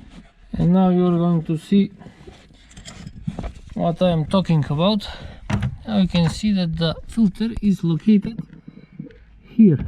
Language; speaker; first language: English; non-native, fluent; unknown